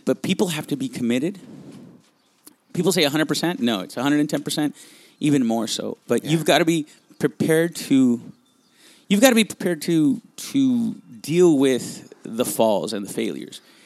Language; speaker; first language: English; early bilingual, other home language; Spanish